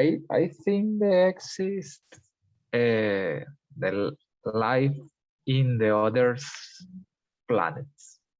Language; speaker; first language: English; non-native, learner; Spanish